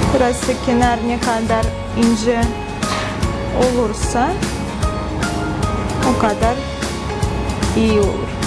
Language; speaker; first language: Turkish; non-native, fluent; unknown